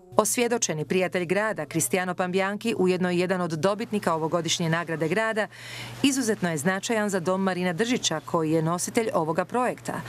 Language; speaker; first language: Croatian; native; Croatian